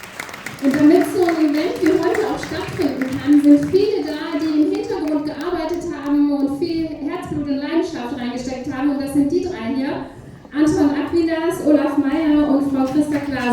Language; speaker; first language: German; early bilingual, other home language; Tamil